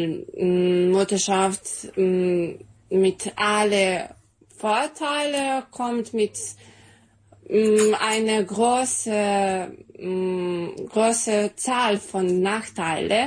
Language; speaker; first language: German; non-native, learner; Serbian